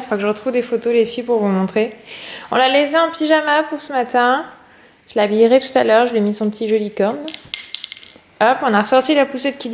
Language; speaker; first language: French; native; French